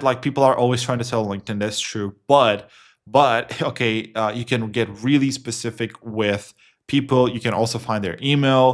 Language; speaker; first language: English; non-native, fluent; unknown